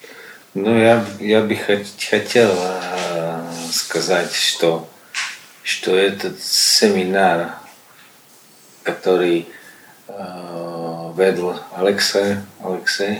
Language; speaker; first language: Russian; non-native, learner; Slovak